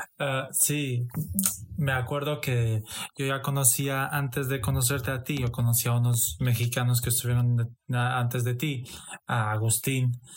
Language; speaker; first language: Spanish; non-native, fluent; Romanian